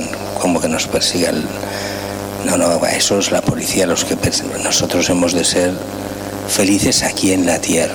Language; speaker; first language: Spanish; native; Spanish